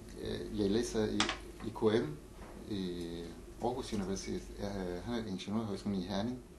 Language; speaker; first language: Danish; non-native, fluent; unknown